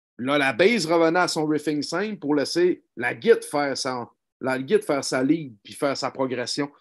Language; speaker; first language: French; native; French